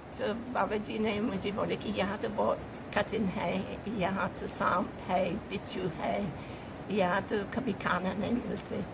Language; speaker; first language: Hindi; non-native, fluent; English